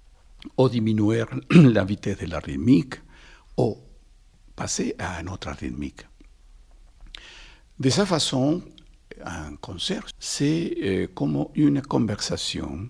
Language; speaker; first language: French; non-native, fluent; Spanish